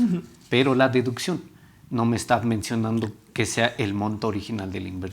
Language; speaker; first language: Spanish; native; Spanish